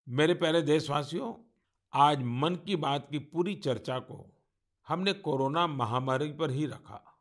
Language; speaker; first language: Hindi; non-native, local second language; Gujarati